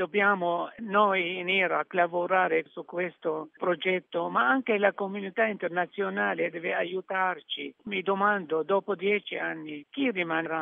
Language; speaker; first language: Italian; non-native, fluent; Arabic